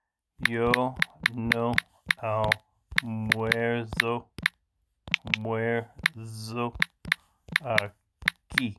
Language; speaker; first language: Spanish; non-native, learner; English